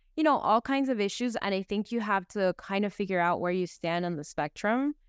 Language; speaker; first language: English; early bilingual, other home language; Spanish